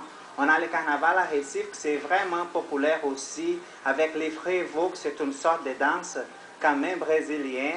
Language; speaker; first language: French; non-native, learner; Portuguese